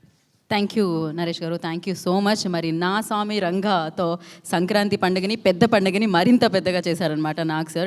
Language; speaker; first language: Telugu; native; Telugu